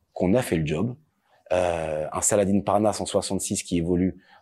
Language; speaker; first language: French; native; French